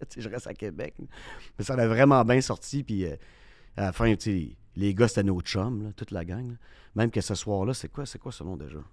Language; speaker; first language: French; native; French